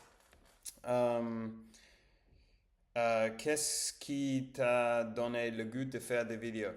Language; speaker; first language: French; non-native, learner; Spanish